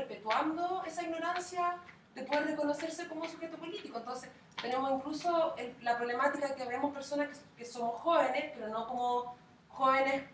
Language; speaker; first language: Spanish; native; Spanish